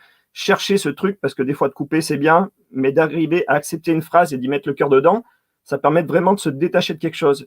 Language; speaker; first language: French; native; French